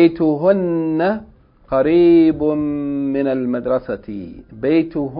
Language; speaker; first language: Arabic; non-native, fluent; English